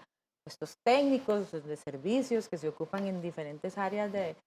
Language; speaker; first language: Spanish; native; Spanish